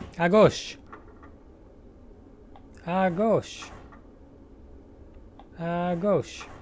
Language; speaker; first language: French; non-native, learner; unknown